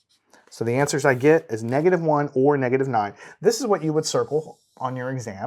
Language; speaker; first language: English; native; English